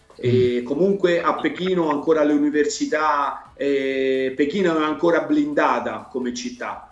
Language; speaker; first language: Italian; native; Italian